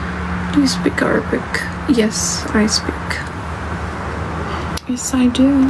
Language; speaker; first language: English; non-native, fluent; Amharic